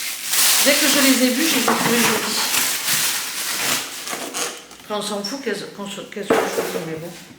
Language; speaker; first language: French; native; French